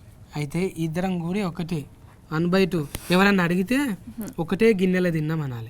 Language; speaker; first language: Telugu; native; Telugu